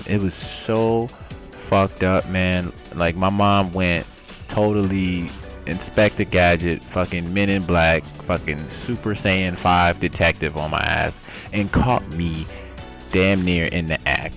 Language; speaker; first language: English; native; English